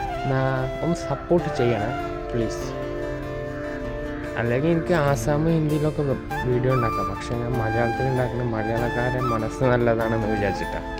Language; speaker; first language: Malayalam; non-native, local second language; Assamese